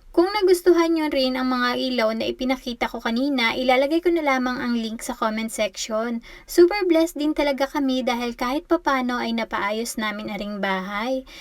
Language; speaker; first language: Filipino; native; Filipino